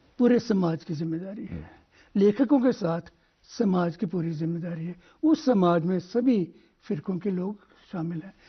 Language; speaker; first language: Hindi; non-native, local second language; Dogri